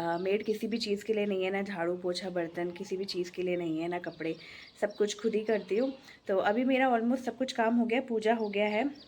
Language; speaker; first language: Hindi; non-native, local second language; Bangla